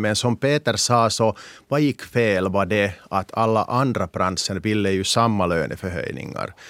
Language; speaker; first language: Swedish; non-native, local second language; Finnish